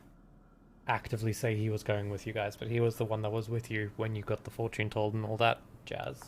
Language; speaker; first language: English; native; English